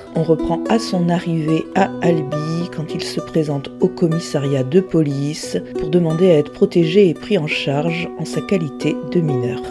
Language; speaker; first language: French; native; French